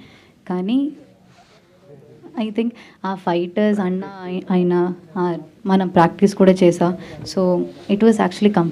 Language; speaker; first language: Telugu; non-native, learner; Malayalam